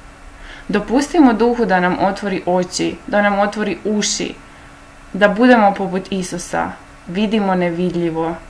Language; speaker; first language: Croatian; native; Croatian